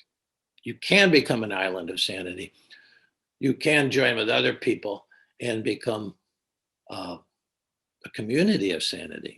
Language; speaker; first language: English; native; English